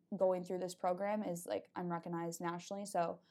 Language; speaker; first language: English; native; English